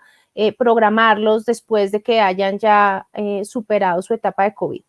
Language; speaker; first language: Spanish; native; Spanish